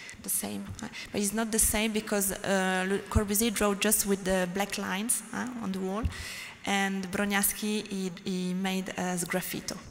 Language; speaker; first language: English; non-native, learner; French